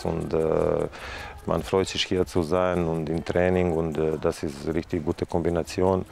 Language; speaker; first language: German; non-native, fluent; Serbian